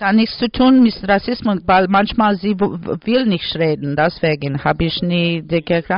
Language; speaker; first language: German; non-native, learner; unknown